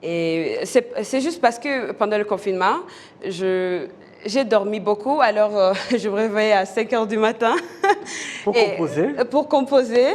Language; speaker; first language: French; non-native, local second language; Kinyarwanda